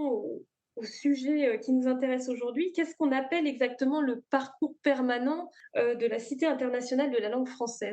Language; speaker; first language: French; native; French